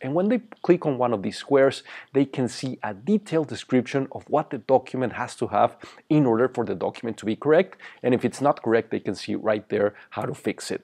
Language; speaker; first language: English; non-native, fluent; Spanish